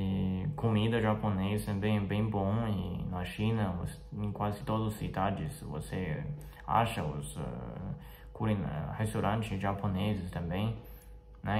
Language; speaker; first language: Portuguese; non-native, fluent; Chinese